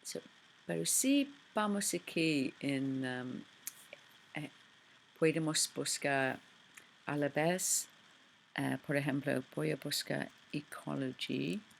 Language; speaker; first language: Spanish; non-native, learner; English